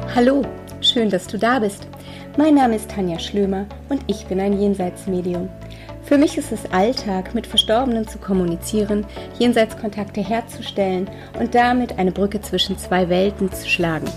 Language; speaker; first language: German; native; German